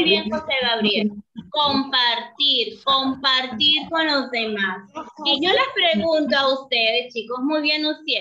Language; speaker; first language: Spanish; native; Spanish